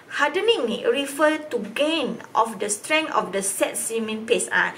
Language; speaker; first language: English; non-native, local second language; Malay